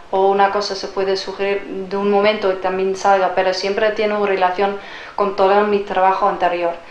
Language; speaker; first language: Spanish; non-native, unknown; Dutch